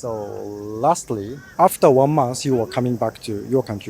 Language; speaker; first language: English; non-native, learner; Japanese